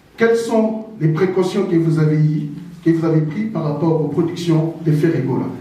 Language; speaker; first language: French; non-native, local second language; Lingala